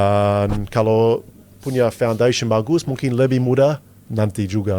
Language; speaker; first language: Indonesian; non-native, fluent; English